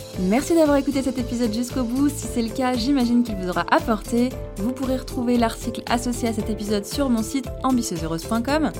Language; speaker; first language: French; native; French